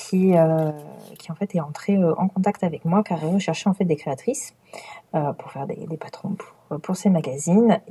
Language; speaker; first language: French; native; French